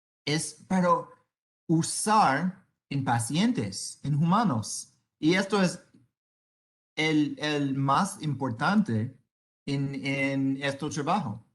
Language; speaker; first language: Spanish; non-native, learner; English